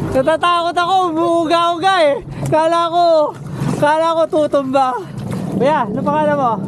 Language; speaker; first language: Filipino; non-native, local second language; Pampanga